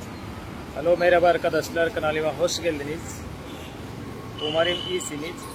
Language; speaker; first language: Turkish; non-native, fluent; Hindi